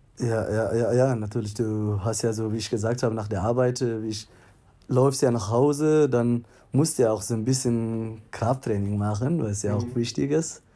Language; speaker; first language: German; non-native, fluent; Tigrinya